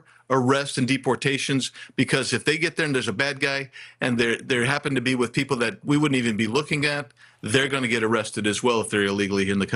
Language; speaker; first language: English; native; English